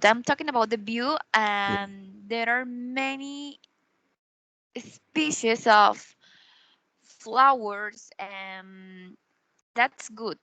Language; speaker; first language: English; non-native, learner; Spanish